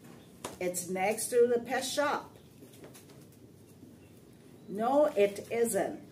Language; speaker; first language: English; non-native, fluent; Chinese